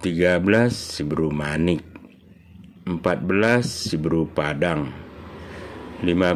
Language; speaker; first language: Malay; non-native, local second language; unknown